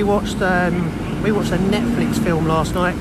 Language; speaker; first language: English; native; English